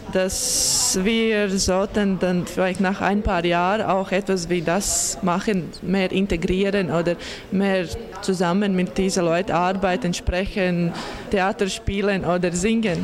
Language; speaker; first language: German; non-native, learner; Latvian